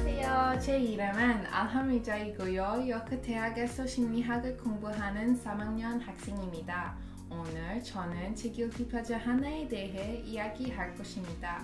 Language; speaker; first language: Korean; non-native, learner; Persian